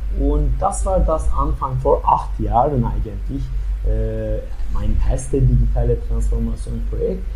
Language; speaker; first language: German; non-native, learner; Turkish